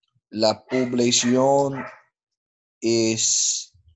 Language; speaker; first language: Spanish; non-native, learner; English